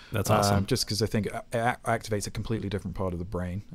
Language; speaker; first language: English; native; English